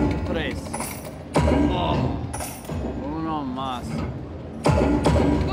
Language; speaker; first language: Spanish; non-native, learner; English